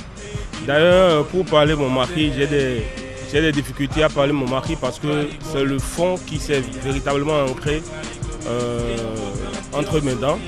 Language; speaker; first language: French; native; French